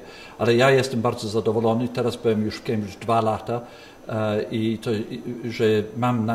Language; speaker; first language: Polish; early bilingual, heritage; Polish